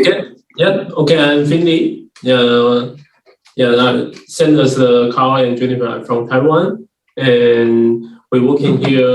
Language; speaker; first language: English; non-native, learner; Chinese